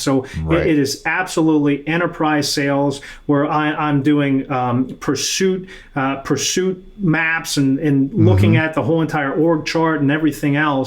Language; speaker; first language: English; native; English